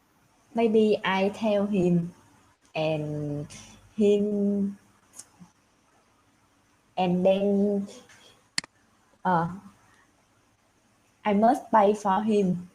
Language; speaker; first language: English; non-native, learner; Vietnamese